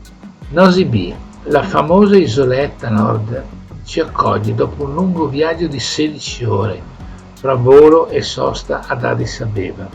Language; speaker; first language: Italian; native; Italian